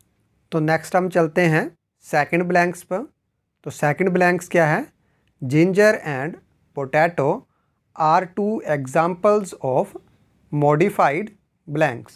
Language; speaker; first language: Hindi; native; Hindi